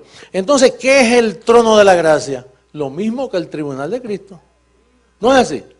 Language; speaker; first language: Spanish; native; Spanish